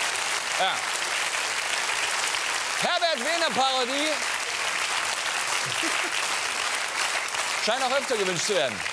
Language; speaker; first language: German; native; German